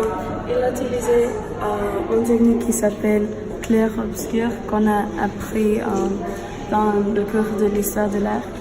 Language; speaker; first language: French; non-native, learner; English